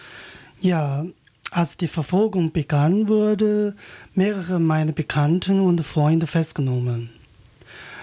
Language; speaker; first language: German; non-native, learner; Chinese